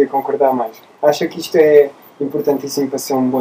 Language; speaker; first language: Portuguese; native; Portuguese